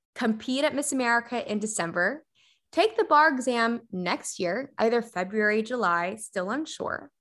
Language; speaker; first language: English; native; English